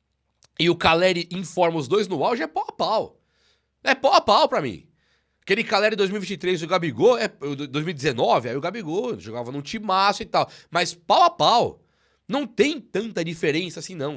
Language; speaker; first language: Portuguese; native; Portuguese